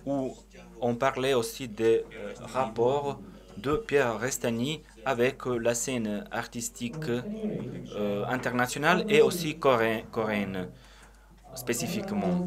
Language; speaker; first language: French; non-native, fluent; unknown